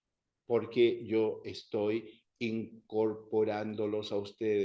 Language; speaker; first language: Spanish; non-native, fluent; English